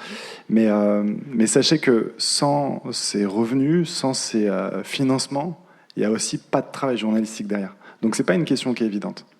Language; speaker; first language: French; native; French